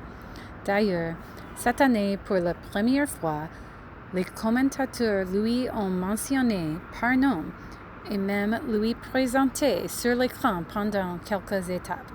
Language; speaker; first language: French; non-native, learner; English